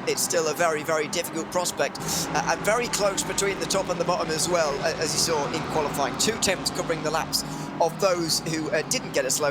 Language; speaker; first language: English; native; English